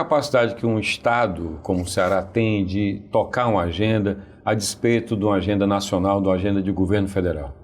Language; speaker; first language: Portuguese; native; Portuguese